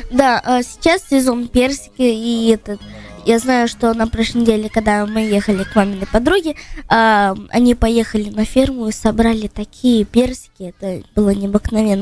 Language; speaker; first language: Russian; early bilingual, heritage; Russian